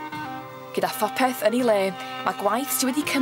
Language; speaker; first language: Welsh; native; Welsh